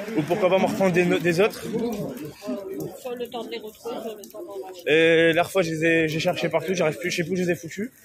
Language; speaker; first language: French; native; French